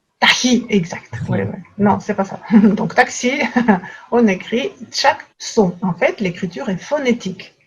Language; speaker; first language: French; non-native, fluent; Russian